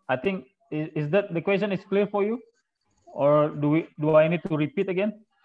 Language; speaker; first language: English; non-native, fluent; Indonesian